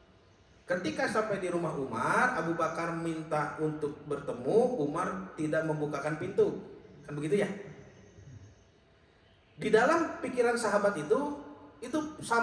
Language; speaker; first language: Indonesian; native; Indonesian